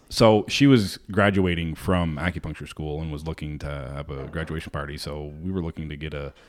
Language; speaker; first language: English; native; English